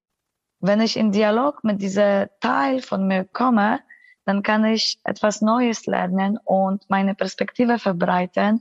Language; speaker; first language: German; non-native, fluent; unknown